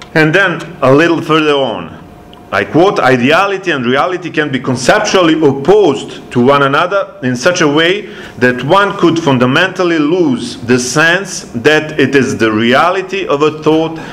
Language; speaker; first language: English; non-native, fluent; Serbian